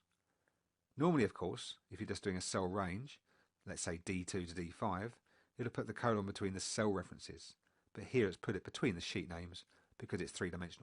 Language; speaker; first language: English; native; English